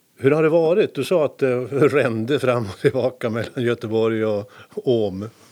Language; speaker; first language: Swedish; native; Swedish